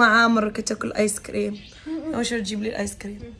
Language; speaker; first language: Arabic; native; Arabic